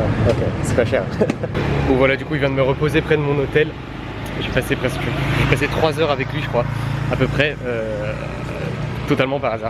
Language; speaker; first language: French; native; French